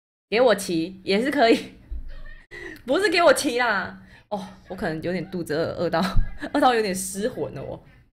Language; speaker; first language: Chinese; native; Chinese